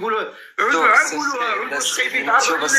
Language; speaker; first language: Arabic; native; Arabic